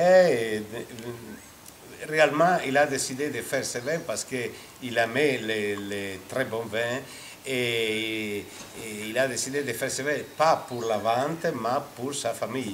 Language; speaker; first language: French; non-native, fluent; Italian